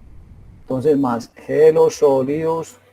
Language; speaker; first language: Spanish; native; Spanish